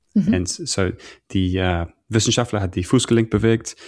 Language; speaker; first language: German; non-native, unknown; English